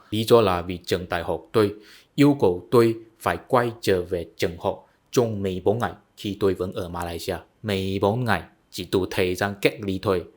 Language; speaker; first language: Vietnamese; non-native, fluent; Chinese